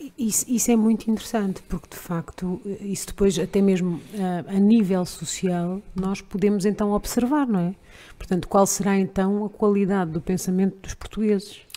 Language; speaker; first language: Portuguese; native; Portuguese